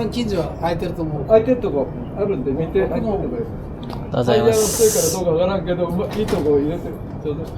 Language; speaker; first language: Japanese; native; Japanese